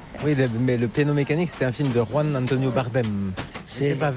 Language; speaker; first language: French; native; French